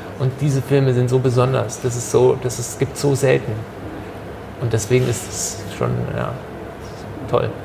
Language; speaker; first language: German; early bilingual, other home language; Turkish